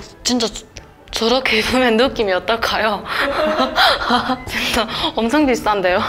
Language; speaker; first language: Korean; native; Korean